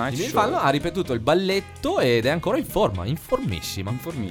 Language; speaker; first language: Italian; native; Italian